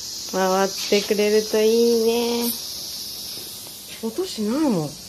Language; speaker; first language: Japanese; native; Japanese